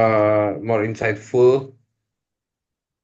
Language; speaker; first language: English; non-native, learner; Indonesian